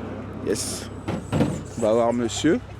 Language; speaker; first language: French; native; French